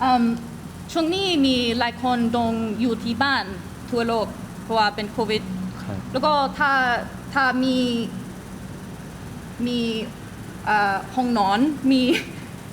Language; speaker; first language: Thai; non-native, learner; English